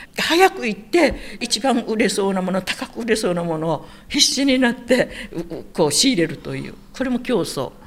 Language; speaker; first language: Japanese; native; Japanese